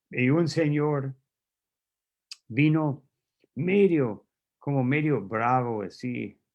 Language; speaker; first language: Spanish; non-native, fluent; English